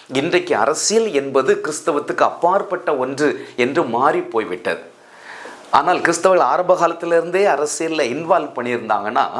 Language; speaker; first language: Tamil; native; Tamil